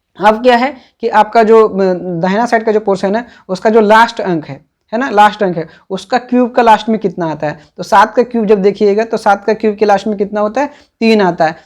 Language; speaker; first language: Hindi; native; Hindi